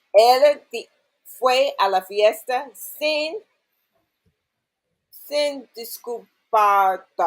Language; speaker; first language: Spanish; non-native, learner; English